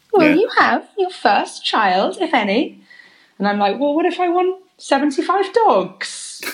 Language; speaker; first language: English; native; English